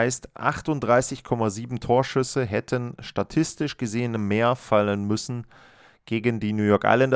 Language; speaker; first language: German; native; German